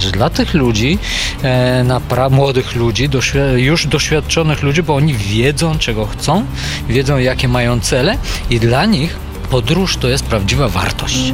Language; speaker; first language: Polish; non-native, fluent; Bulgarian